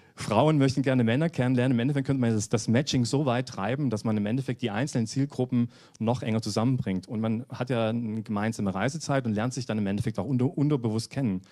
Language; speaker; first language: German; native; German